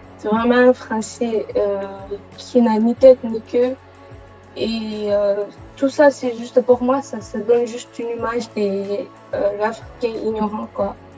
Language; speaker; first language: French; non-native, local second language; Lingala